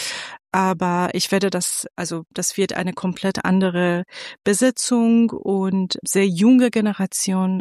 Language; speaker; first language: German; non-native, fluent; Persian